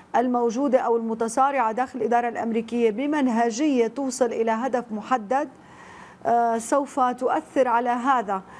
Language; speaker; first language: Arabic; native; Arabic